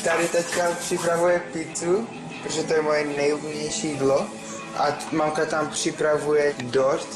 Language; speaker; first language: Czech; early bilingual, other home language; English